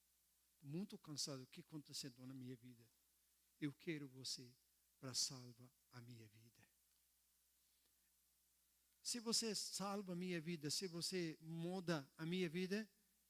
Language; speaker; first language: Portuguese; non-native, learner; Arabic